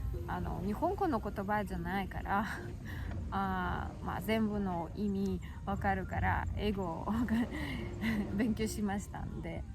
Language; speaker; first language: Japanese; non-native, learner; Russian